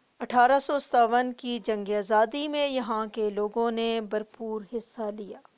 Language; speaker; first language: Urdu; non-native, local second language; Northern Hindko